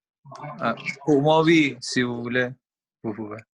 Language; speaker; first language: French; non-native, learner; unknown